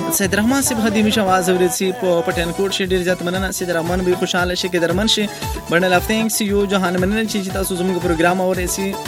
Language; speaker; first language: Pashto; non-native, local second language; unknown